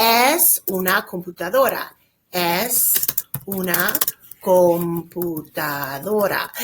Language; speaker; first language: Spanish; non-native, fluent; English